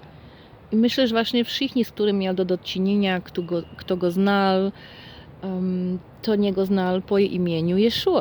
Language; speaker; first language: Polish; non-native, fluent; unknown